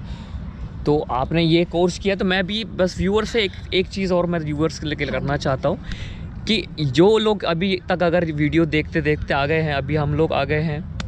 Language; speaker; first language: Hindi; native; Hindi